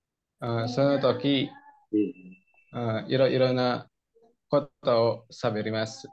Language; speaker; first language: Japanese; non-native, learner; Indonesian